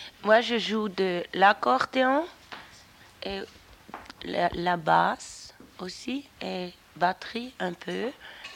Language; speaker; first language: French; non-native, local second language; German